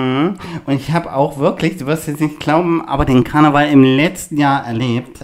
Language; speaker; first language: German; native; German